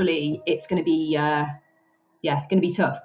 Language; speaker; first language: English; native; English